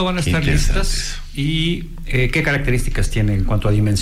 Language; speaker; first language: Spanish; native; Spanish